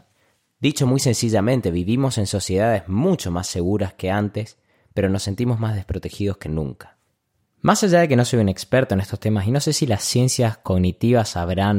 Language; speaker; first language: Spanish; native; Spanish